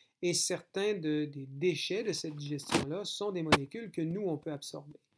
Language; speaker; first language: French; native; French